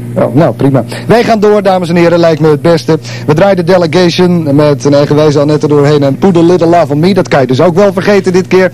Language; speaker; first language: Dutch; native; Dutch